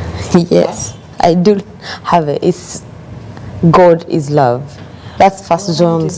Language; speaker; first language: English; non-native, local second language; Ganda